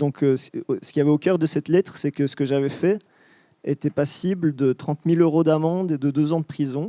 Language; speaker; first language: French; native; French